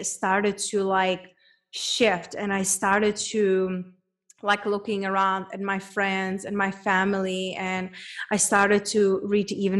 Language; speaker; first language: English; non-native, fluent; Czech